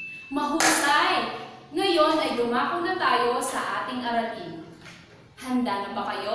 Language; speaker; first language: Filipino; native; Filipino